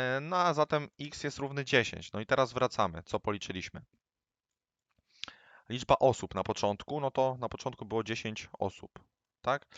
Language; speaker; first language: Polish; native; Polish